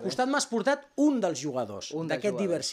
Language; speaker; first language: Catalan; native; Catalan